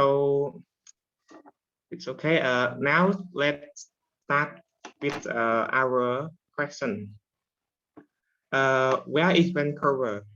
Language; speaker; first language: English; non-native, learner; Khmer